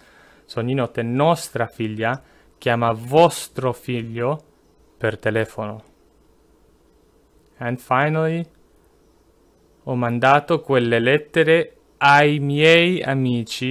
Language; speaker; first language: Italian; non-native, fluent; English